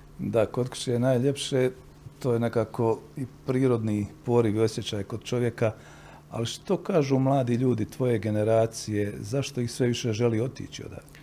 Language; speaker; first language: Croatian; native; Croatian